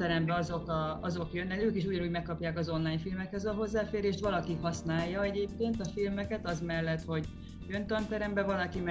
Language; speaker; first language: Hungarian; native; Hungarian